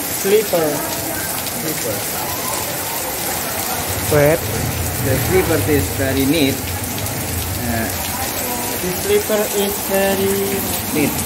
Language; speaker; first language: English; non-native, learner; Indonesian